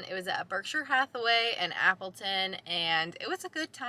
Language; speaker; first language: English; native; English